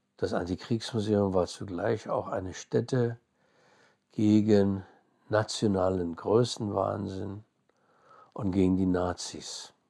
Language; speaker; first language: German; early bilingual, other home language; English